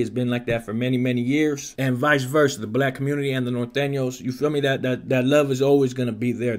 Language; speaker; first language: English; native; English